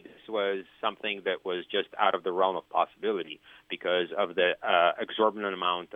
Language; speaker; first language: English; native; English